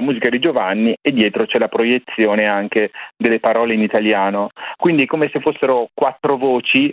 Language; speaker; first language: Italian; native; Italian